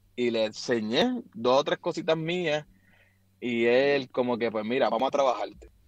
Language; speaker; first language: Spanish; native; Spanish